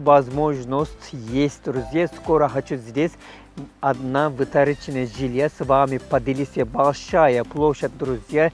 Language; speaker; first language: Russian; non-native, learner; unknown